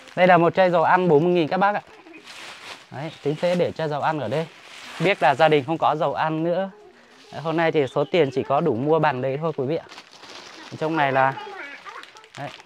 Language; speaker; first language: Vietnamese; non-native, local second language; Hmong